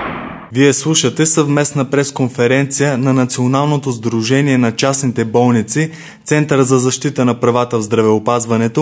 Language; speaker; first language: Bulgarian; native; Bulgarian